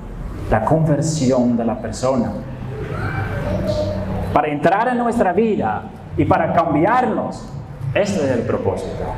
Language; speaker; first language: Spanish; non-native, fluent; Dutch